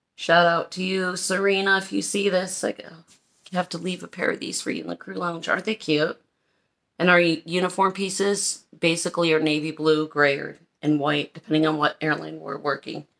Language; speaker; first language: English; native; English